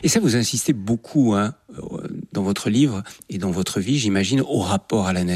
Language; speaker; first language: French; native; French